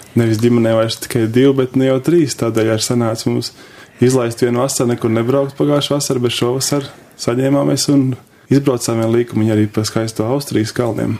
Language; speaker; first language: Latvian; native; Latvian